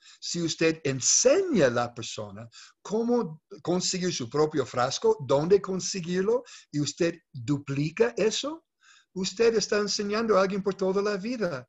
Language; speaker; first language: Spanish; non-native, fluent; English